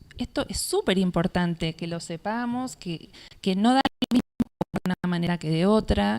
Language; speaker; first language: Spanish; native; Spanish